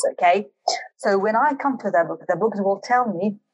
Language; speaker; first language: English; non-native, fluent; Kurdish